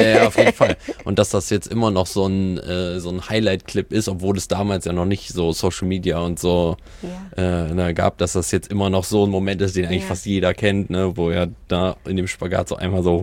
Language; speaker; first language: German; native; German